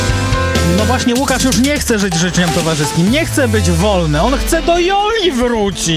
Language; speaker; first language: Polish; native; Polish